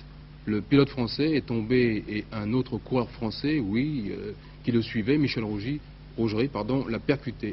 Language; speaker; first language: French; native; French